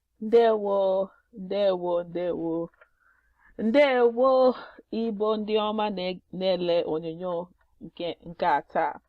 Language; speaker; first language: Igbo; non-native, learner; English